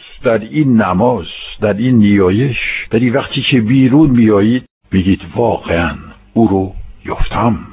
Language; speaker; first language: Persian; non-native, fluent; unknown